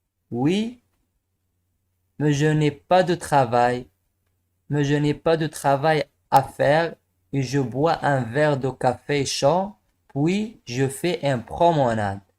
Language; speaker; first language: French; non-native, local second language; Arabic